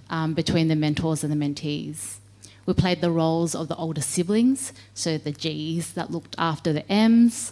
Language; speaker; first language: English; native; English